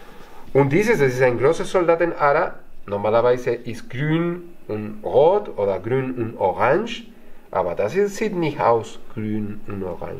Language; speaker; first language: German; non-native, fluent; Spanish